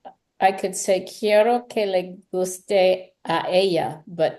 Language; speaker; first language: Spanish; non-native, learner; English